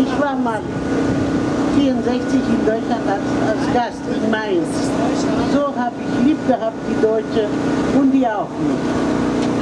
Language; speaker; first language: German; non-native, learner; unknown